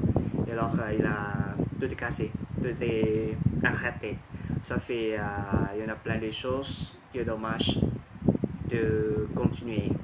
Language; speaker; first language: French; non-native, learner; Thai